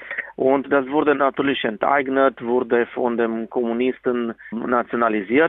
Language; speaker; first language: German; non-native, fluent; Romanian